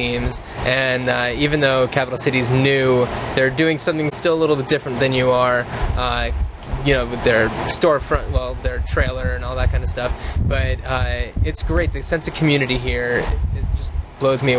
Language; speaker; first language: English; native; English